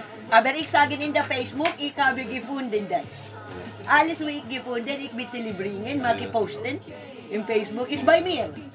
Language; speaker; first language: German; non-native, learner; Filipino